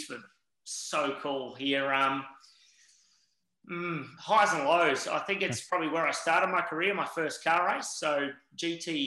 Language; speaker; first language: English; native; English